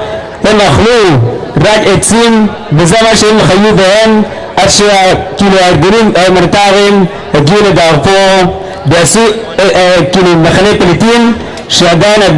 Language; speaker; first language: Hebrew; non-native, fluent; Arabic